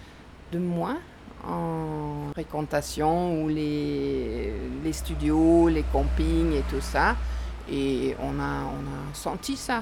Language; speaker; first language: French; non-native, fluent; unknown